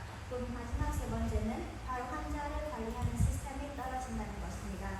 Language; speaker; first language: Korean; non-native, fluent; Khmer